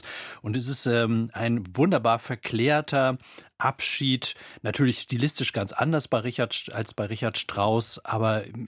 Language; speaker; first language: German; native; German